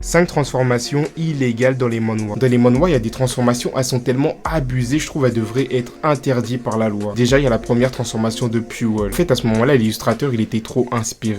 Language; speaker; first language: French; native; French